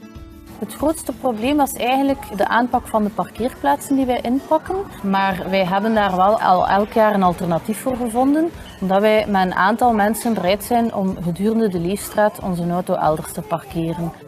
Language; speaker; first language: Dutch; native; Dutch